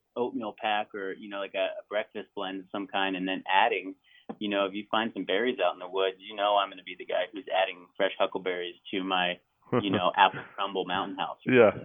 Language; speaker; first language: English; native; English